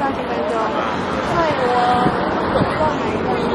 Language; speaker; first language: Chinese; non-native, learner; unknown